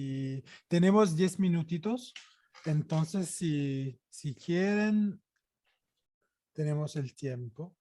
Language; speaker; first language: Spanish; non-native, fluent; Italian